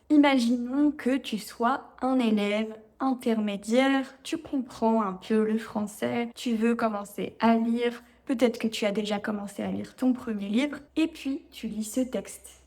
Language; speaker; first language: French; native; French